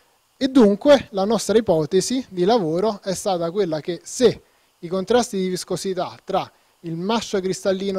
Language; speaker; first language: Italian; native; Italian